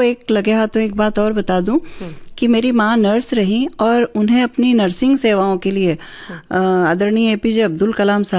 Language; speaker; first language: Hindi; native; Hindi